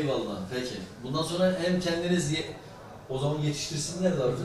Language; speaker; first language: Turkish; native; Turkish